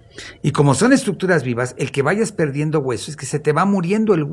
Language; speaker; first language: Spanish; native; Spanish